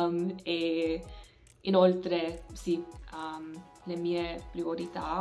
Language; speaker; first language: Italian; non-native, fluent; English